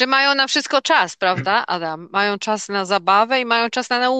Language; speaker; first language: Polish; native; Polish